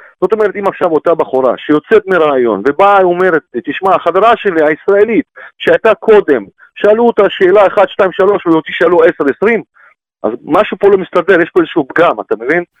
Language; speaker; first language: Hebrew; non-native, fluent; Russian